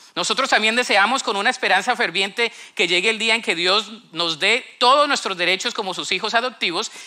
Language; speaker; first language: Spanish; native; Spanish